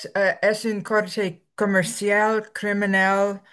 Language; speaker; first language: Spanish; non-native, learner; English